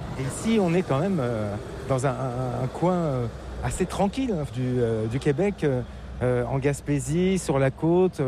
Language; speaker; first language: French; native; French